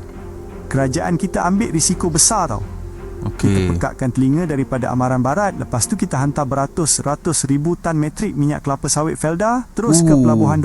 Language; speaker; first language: Malay; native; Malay